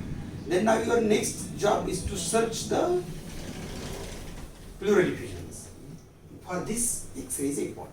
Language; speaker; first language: English; non-native, local second language; Marathi